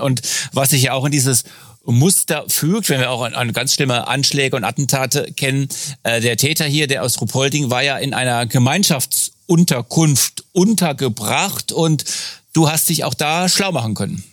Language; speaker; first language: German; native; German